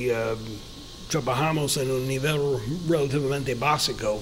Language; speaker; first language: Spanish; non-native, fluent; English